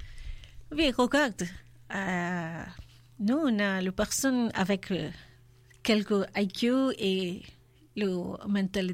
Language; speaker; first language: French; non-native, learner; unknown